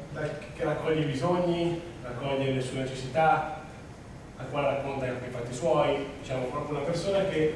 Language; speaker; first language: Italian; native; Italian